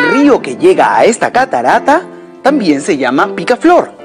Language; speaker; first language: Spanish; native; Spanish